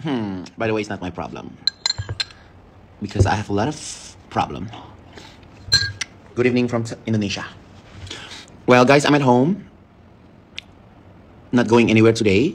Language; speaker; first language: English; non-native, learner; Indonesian